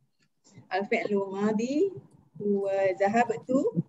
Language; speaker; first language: Arabic; non-native, learner; Malay